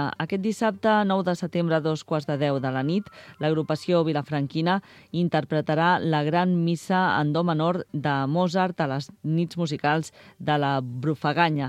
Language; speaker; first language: Catalan; native; Catalan